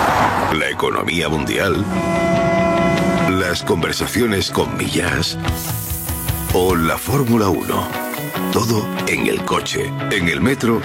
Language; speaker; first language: Spanish; native; Spanish